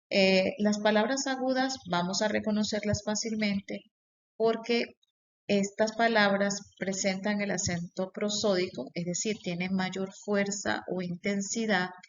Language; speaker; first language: Spanish; native; Spanish